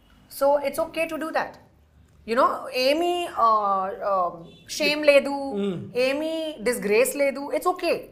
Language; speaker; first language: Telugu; non-native, local second language; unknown